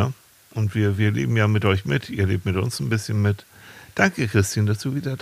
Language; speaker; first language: German; native; German